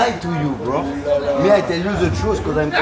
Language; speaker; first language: English; non-native, learner; French